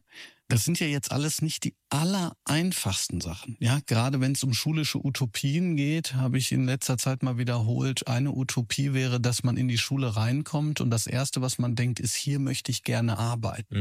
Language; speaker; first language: German; native; German